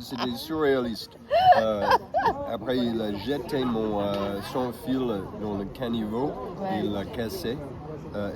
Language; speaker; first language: French; non-native, fluent; English